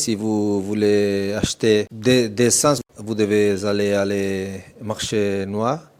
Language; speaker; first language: French; non-native, fluent; Italian